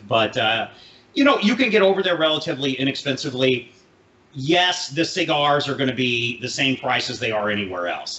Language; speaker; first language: English; native; English